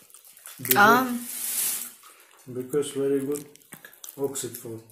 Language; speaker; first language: English; non-native, learner; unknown